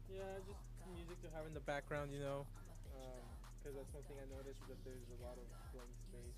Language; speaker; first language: English; early bilingual, other home language; Spanish